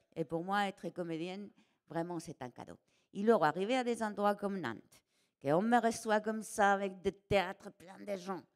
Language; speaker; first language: French; non-native, fluent; Spanish